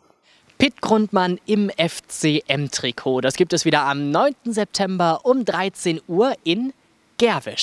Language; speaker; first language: German; native; German